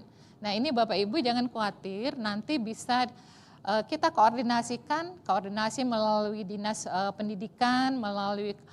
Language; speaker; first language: Indonesian; native; Indonesian